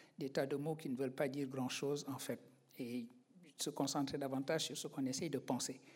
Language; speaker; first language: French; non-native, local second language; Wolof